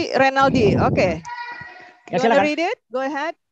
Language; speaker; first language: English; non-native, learner; Indonesian